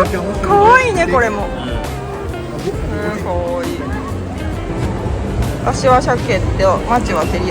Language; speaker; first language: Japanese; native; Japanese